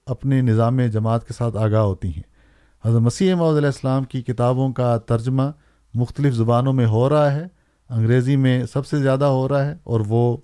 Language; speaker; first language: Urdu; native; Urdu